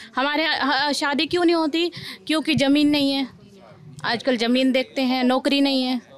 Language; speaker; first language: Hindi; native; Hindi